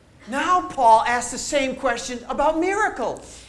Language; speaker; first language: English; native; English